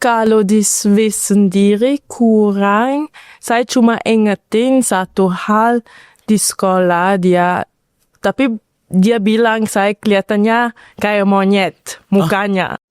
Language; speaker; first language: Indonesian; early bilingual, heritage; Indonesian